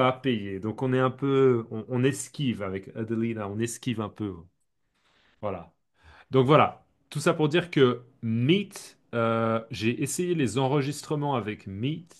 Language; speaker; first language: French; native; French